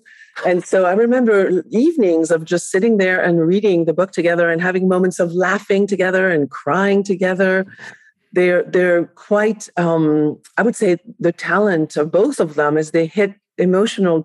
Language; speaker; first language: English; non-native, fluent; Spanish